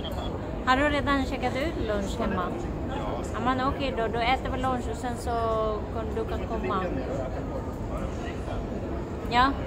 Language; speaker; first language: Swedish; non-native, learner; Filipino